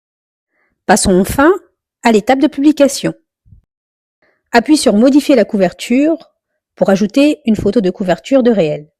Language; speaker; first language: French; native; French